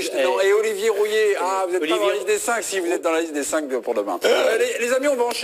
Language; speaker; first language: French; native; French